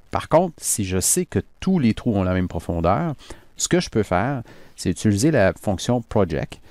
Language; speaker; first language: French; native; French